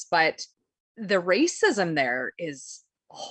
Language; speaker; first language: English; native; English